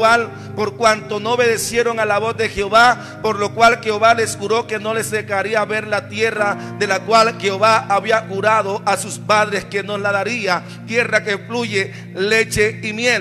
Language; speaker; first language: Spanish; native; Spanish